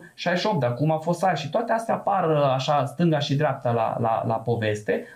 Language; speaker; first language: Romanian; non-native, local second language; Serbian